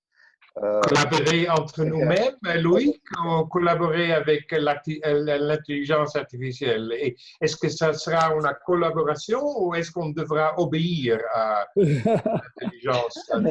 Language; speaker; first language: French; non-native, fluent; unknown